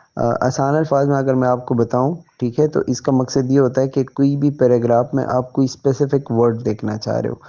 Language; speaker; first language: Urdu; native; Urdu